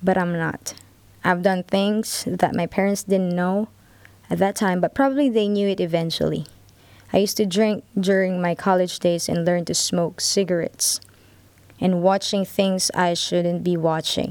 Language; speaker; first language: English; non-native, local second language; Filipino